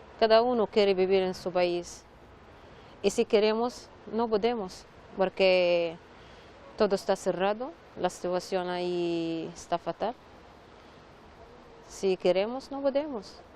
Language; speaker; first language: Spanish; non-native, learner; Arabic